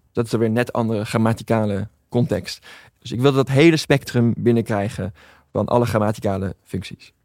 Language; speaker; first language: Dutch; native; Dutch